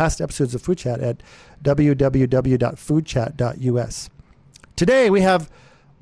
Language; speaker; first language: English; native; English